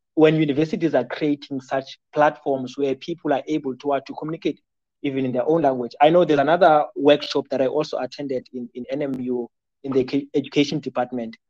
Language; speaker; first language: English; non-native, local second language; Xhosa